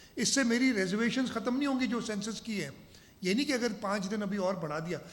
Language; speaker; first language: Urdu; non-native, local second language; Sindhi